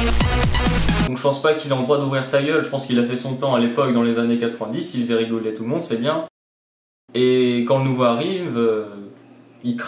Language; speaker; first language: French; native; French